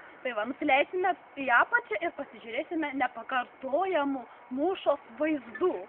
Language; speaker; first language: Lithuanian; native; Lithuanian